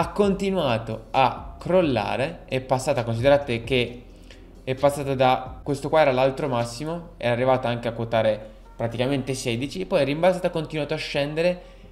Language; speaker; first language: Italian; native; Italian